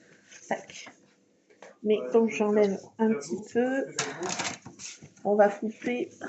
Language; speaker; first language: French; native; French